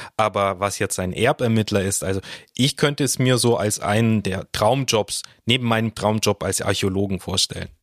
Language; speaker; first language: German; early bilingual, other home language; Russian